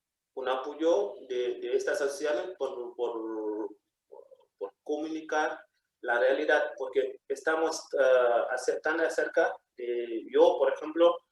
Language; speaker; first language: Spanish; non-native, fluent; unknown